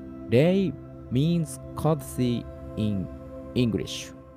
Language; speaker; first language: English; non-native, fluent; Japanese